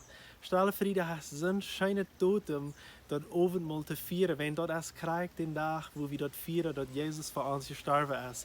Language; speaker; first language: German; non-native, learner; Plautdietsch